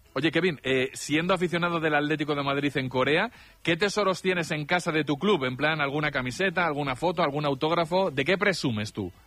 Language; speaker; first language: Spanish; native; Spanish